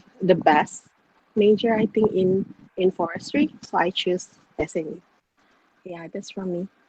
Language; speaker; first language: English; non-native, local second language; Malay